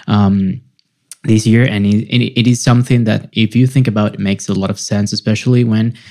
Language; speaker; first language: English; non-native, fluent; Spanish